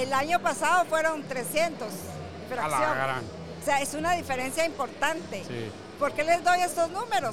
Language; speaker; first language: Spanish; native; Spanish